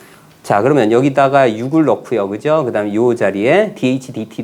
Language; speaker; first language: Korean; native; Korean